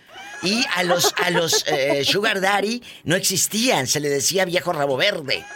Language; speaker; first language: Spanish; native; Spanish